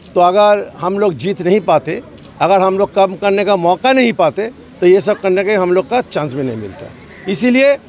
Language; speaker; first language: Hindi; non-native, local second language; Bangla